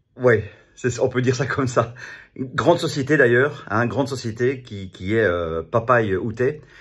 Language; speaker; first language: French; native; French